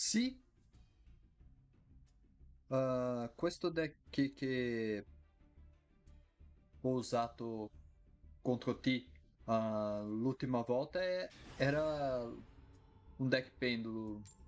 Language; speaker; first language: Italian; non-native, learner; Portuguese